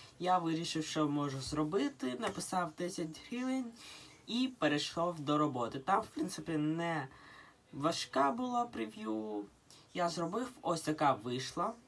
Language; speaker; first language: Ukrainian; non-native, local second language; Russian